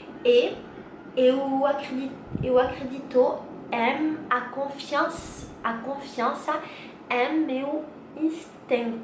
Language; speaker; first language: Portuguese; non-native, learner; French